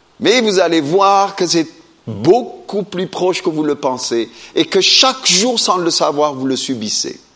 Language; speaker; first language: French; non-native, fluent; Amharic